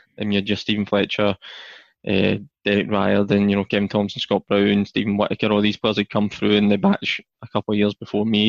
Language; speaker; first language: English; native; English